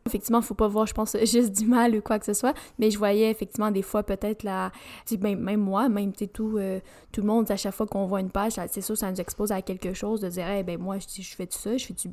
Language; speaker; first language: French; native; French